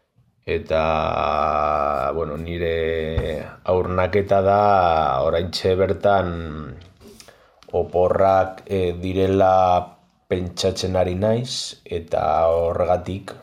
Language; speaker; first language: Basque; non-native, learner; Spanish